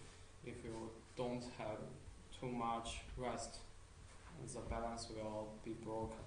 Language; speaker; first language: English; non-native, learner; Chinese